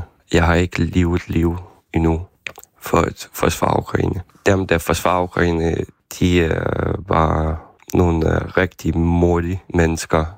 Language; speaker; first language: Danish; non-native, fluent; Ukrainian